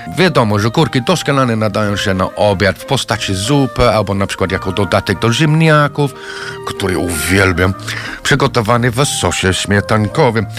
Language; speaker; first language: Polish; non-native, fluent; English